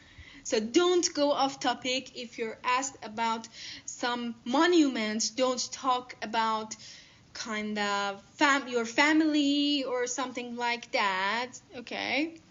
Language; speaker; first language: English; non-native, fluent; Persian